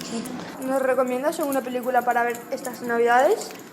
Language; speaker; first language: Spanish; native; Spanish